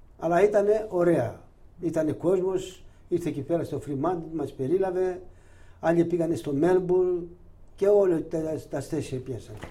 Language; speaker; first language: Greek; non-native, local second language; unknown